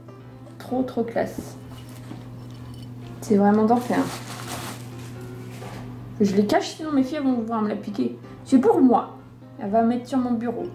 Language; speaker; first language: French; native; French